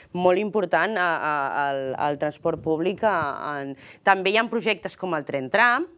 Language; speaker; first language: Catalan; early bilingual, other home language; Spanish